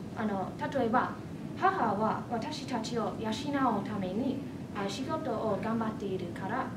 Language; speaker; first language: Japanese; non-native, fluent; English